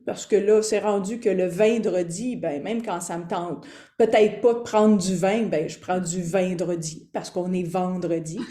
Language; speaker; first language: French; native; French